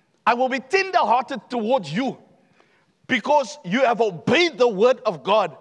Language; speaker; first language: English; non-native, local second language; Afrikaans